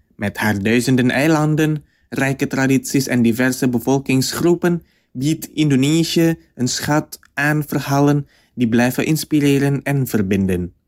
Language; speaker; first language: Dutch; non-native, fluent; Indonesian